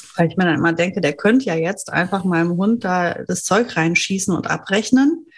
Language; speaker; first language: German; non-native, fluent; French